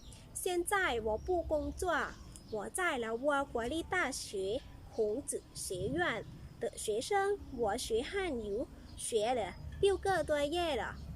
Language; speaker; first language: Chinese; non-native, learner; Lao